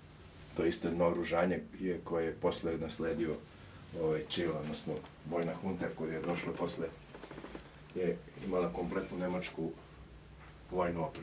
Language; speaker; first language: Bosnian; native; Bosnian